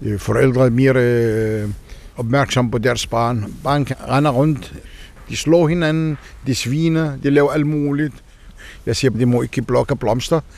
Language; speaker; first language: Danish; non-native, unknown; Arabic